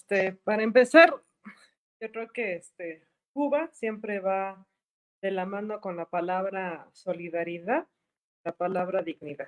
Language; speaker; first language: Spanish; native; Spanish